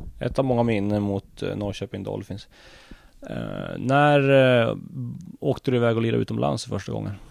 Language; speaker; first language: Swedish; native; Swedish